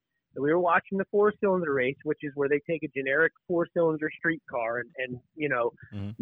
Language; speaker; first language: English; native; English